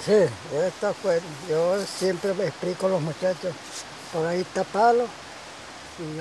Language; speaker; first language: Spanish; non-native, local second language; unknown